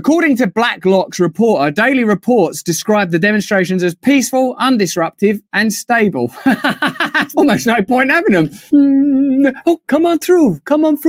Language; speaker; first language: English; native; English